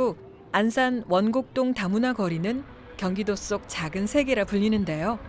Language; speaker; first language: Korean; native; Korean